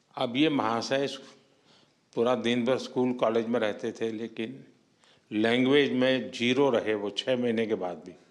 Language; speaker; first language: Hindi; non-native, local second language; Gujarati